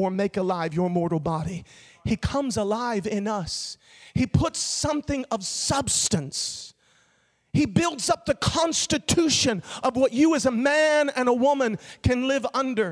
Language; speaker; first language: English; native; English